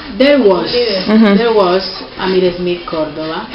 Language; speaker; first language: English; non-native, learner; Spanish